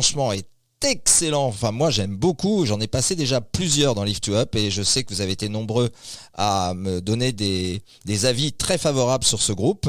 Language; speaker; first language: French; native; French